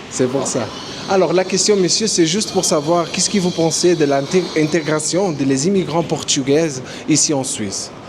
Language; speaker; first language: French; non-native, learner; Portuguese